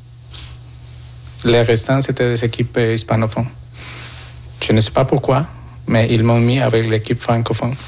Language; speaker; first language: French; non-native, fluent; Spanish